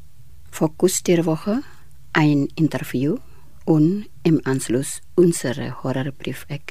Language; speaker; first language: German; non-native, fluent; Indonesian